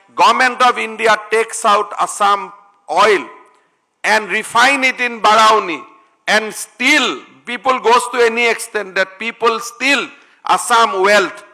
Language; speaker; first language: English; non-native, local second language; Assamese